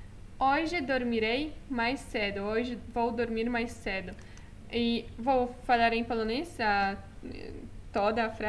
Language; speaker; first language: Portuguese; non-native, fluent; Polish